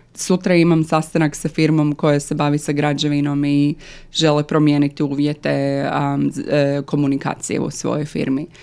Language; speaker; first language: Croatian; early bilingual, other home language; English